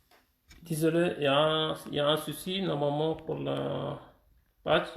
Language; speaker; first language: French; non-native, fluent; Arabic